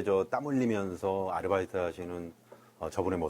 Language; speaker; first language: Korean; native; Korean